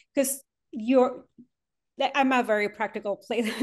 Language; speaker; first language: English; non-native, fluent; Spanish